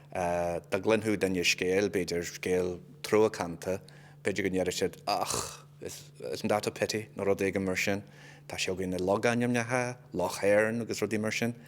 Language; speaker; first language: Irish; native; Irish